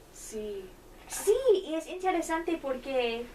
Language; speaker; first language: Spanish; non-native, learner; English